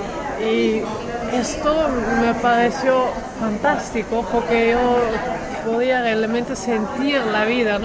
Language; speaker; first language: Spanish; non-native, fluent; Dutch